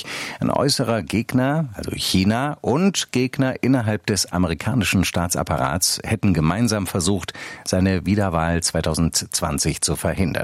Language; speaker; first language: German; native; German